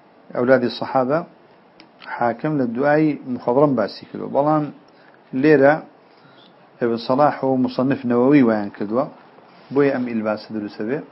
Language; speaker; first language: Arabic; non-native, fluent; Central Kurdish